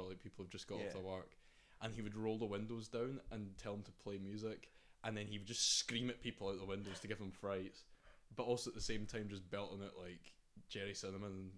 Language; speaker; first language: English; native; English